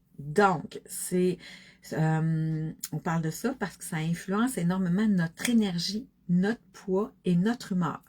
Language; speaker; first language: French; native; French